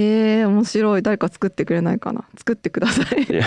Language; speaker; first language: Japanese; native; Japanese